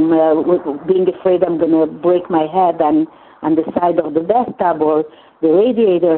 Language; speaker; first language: English; non-native, fluent; Hungarian